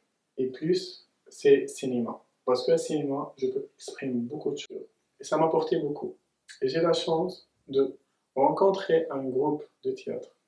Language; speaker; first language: French; non-native, local second language; Arabic